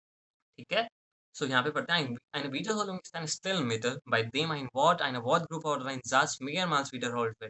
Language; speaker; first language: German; non-native, fluent; Hindi